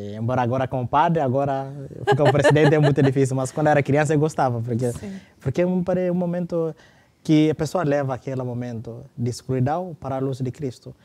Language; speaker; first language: Portuguese; non-native, fluent; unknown